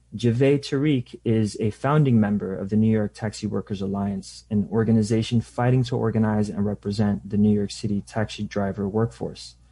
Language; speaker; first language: English; native; English